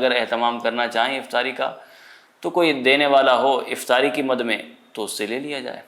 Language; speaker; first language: Urdu; native; Urdu